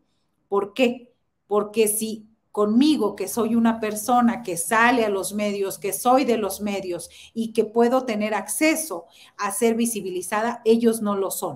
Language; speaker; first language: Spanish; native; Spanish